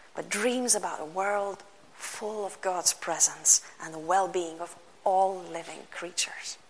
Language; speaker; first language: English; non-native, fluent; Lithuanian